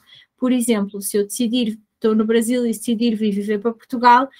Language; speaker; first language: Portuguese; native; Portuguese